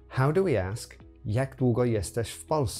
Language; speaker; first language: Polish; non-native, fluent; English